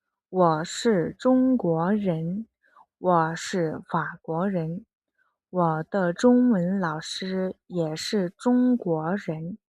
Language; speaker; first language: Chinese; non-native, fluent; Mongolian